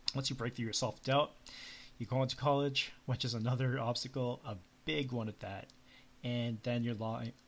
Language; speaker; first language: English; native; English